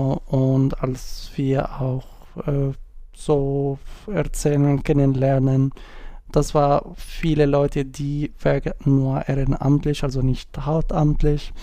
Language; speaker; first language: German; non-native, learner; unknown